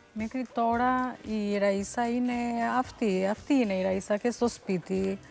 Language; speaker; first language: Greek; non-native, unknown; Albanian